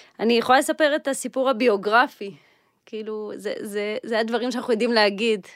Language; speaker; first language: Hebrew; early bilingual, other home language; Russian